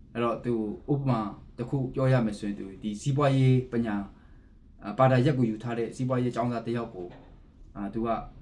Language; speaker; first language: Burmese; non-native, local second language; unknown